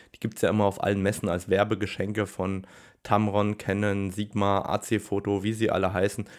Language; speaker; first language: German; native; German